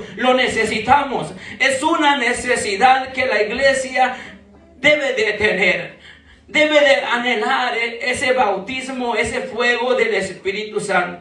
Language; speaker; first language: Spanish; native; Spanish